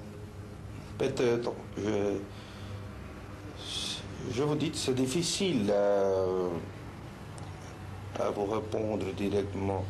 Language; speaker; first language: French; non-native, local second language; Spanish